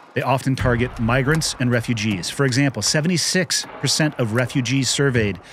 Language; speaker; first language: English; native; English